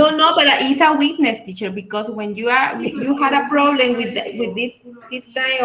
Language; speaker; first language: English; non-native, learner; Spanish